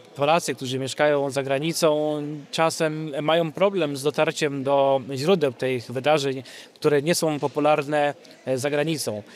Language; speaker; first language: Polish; native; Polish